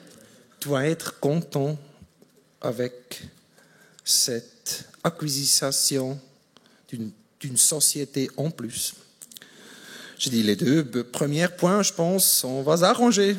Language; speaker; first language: French; non-native, fluent; German